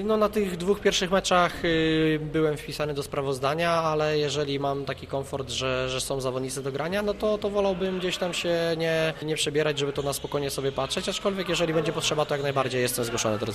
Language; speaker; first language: Polish; native; Polish